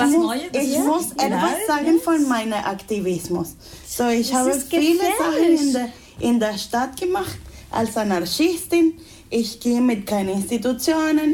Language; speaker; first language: German; non-native, fluent; Spanish